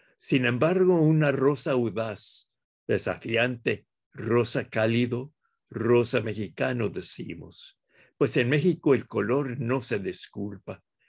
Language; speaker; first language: Spanish; early bilingual, heritage; Spanish